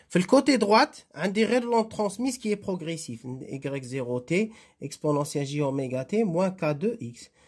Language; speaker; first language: French; non-native, local second language; Arabic